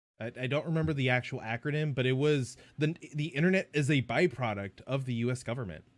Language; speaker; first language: English; native; English